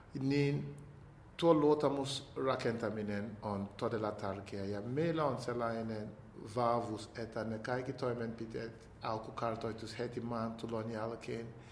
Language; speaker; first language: Finnish; non-native, fluent; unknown